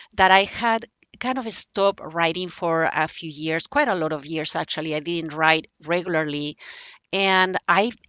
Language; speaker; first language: English; non-native, fluent; Spanish